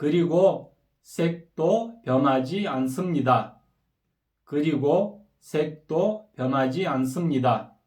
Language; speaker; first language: Korean; non-native, fluent; Kyrgyz